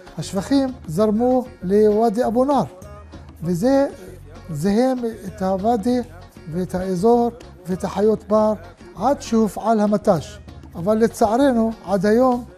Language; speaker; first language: Hebrew; non-native, local second language; Arabic